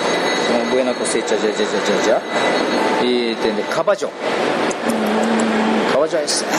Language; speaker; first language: Spanish; non-native, learner; Japanese